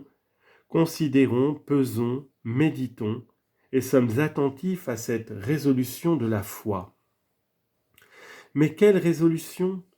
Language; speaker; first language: French; native; French